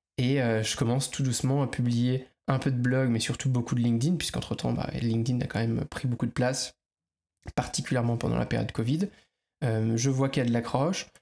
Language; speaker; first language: French; native; French